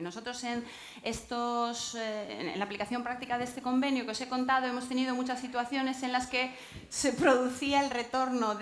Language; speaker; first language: Spanish; native; Spanish